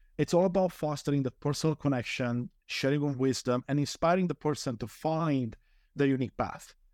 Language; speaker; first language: English; non-native, fluent; Romanian